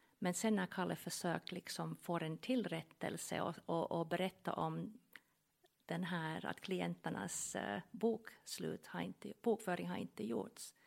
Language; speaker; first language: Swedish; non-native, fluent; English